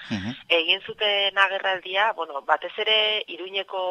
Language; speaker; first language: Basque; native; Basque